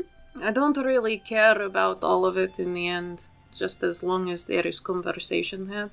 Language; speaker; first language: English; native; English